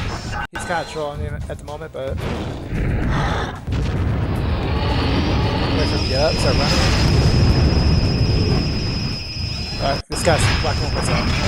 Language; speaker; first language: English; native; English